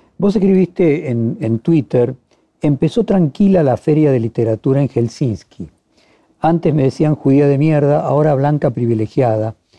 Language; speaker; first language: Spanish; native; Spanish